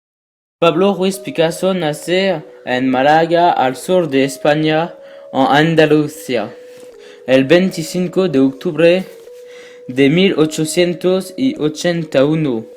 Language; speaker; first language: Spanish; non-native, learner; French